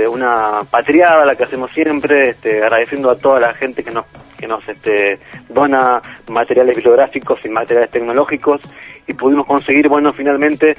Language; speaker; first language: Spanish; native; Spanish